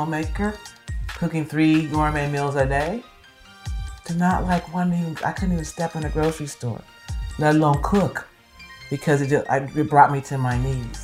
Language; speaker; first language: English; native; English